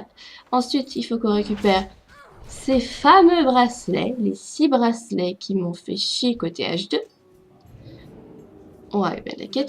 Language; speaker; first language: French; native; French